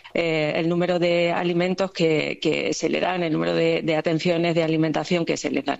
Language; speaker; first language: Spanish; native; Spanish